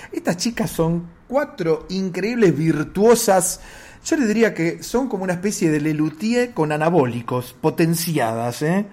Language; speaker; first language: Spanish; native; Spanish